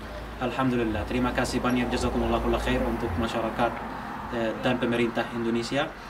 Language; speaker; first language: Indonesian; non-native, fluent; Arabic